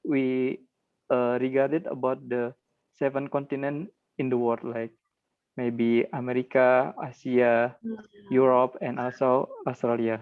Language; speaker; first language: English; non-native, learner; Indonesian